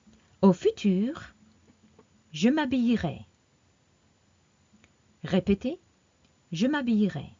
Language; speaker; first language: French; non-native, fluent; English